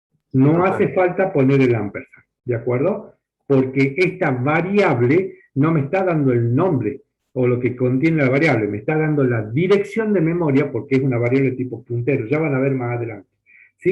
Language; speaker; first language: Spanish; native; Spanish